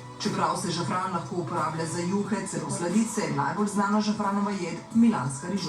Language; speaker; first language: Slovenian; native; Slovenian